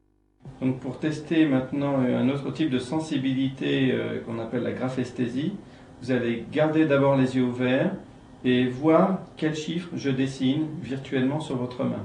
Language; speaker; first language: French; native; French